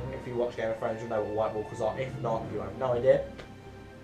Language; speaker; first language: English; native; English